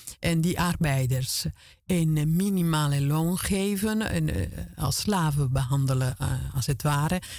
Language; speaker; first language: Dutch; non-native, fluent; Italian